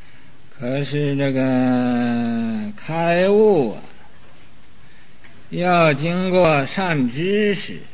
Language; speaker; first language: Chinese; native; Chinese